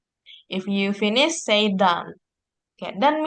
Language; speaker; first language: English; non-native, fluent; Indonesian